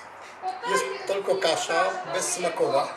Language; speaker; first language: Polish; non-native, learner; Russian